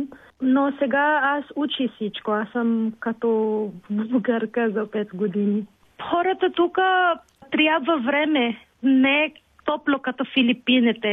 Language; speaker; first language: Bulgarian; non-native, learner; Filipino